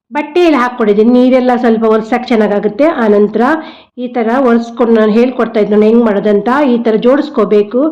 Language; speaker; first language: Kannada; non-native, local second language; Konkani